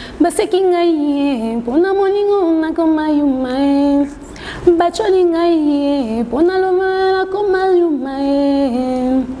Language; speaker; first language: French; non-native, local second language; Lingala